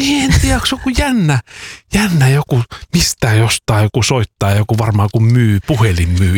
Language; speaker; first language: Finnish; native; Finnish